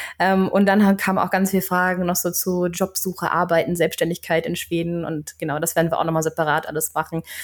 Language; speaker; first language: German; native; German